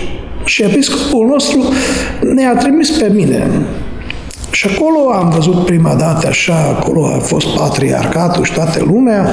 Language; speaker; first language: Romanian; non-native, fluent; Hungarian